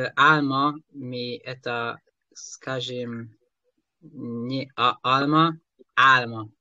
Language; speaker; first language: Russian; non-native, learner; Hungarian